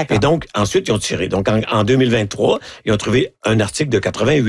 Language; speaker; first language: French; native; French